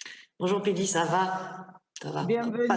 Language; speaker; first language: French; native; French